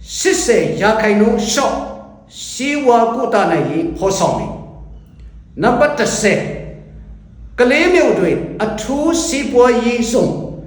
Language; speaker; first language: Burmese; non-native, local second language; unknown